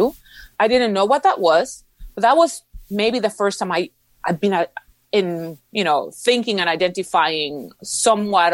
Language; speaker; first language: English; non-native, fluent; Spanish